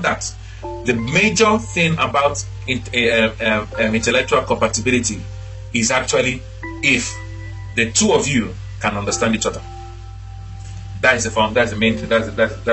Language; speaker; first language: English; non-native, local second language; Igbo